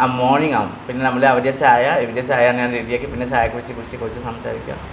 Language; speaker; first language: Malayalam; non-native, local second language; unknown